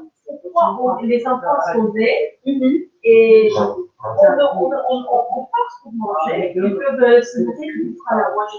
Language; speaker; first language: French; non-native, learner; Russian